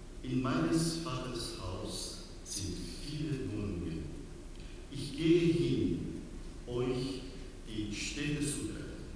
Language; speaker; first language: German; non-native, learner; Persian